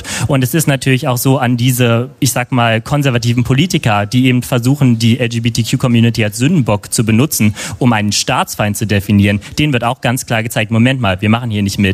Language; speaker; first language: German; native; German